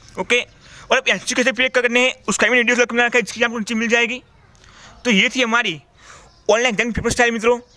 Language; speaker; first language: Hindi; non-native, local second language; Gujarati